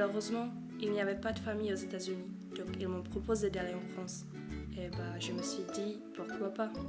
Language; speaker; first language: French; non-native, learner; Czech